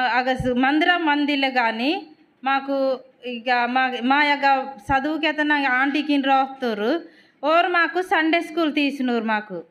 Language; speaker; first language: Telugu; non-native, local second language; Koya